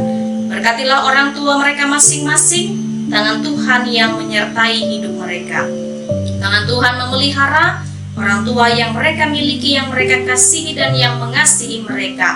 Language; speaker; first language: Indonesian; native; Indonesian